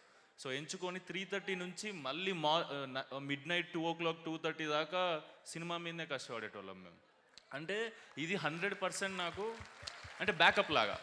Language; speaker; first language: Telugu; native; Telugu